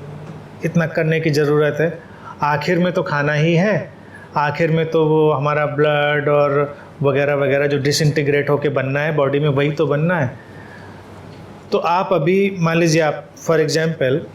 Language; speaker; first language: Hindi; native; Hindi